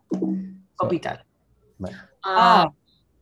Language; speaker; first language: French; non-native, learner; English